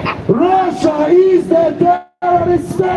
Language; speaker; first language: English; non-native, fluent; Ukrainian